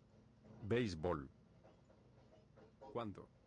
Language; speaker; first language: Spanish; non-native, learner; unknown